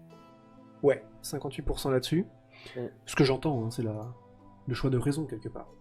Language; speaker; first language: French; native; French